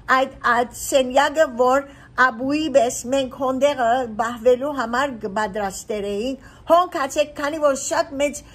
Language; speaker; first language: Armenian; early bilingual, heritage; Armenian